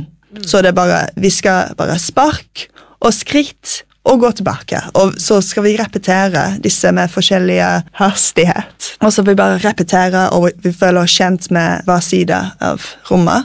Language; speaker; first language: Norwegian; non-native, fluent; English